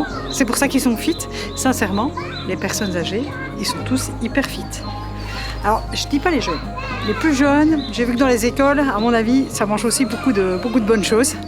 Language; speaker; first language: French; native; French